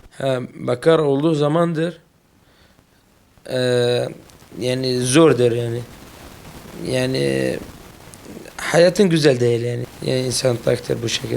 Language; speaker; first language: Turkish; non-native, learner; Arabic